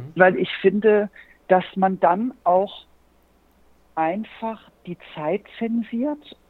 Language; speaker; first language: German; native; German